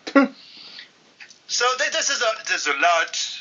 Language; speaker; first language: English; non-native, fluent; French